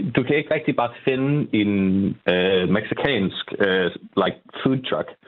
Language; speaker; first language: Danish; non-native, fluent; English